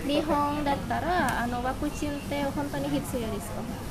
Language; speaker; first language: Japanese; non-native, fluent; Indonesian